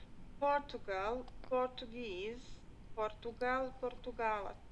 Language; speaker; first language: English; non-native, fluent; Croatian